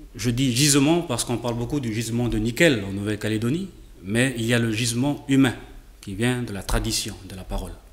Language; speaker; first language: French; native; French